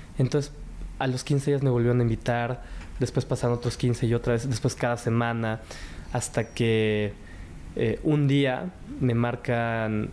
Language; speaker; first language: Spanish; early bilingual, other home language; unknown